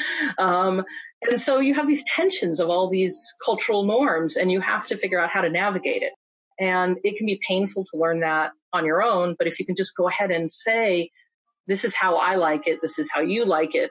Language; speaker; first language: English; native; English